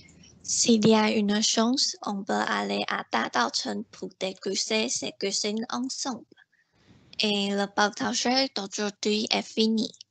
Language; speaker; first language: French; non-native, learner; Chinese